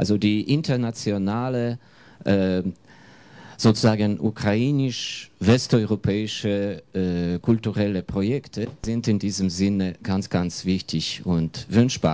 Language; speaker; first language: German; non-native, fluent; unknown